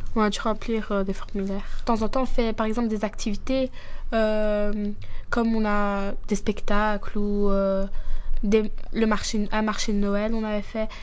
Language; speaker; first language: French; native; French